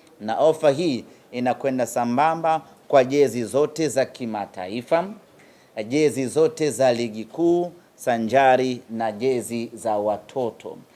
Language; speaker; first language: Swahili; native; Swahili